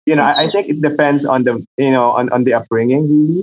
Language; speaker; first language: English; non-native, local second language; Filipino